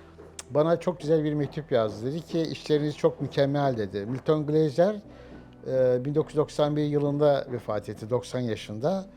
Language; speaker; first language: Turkish; native; Turkish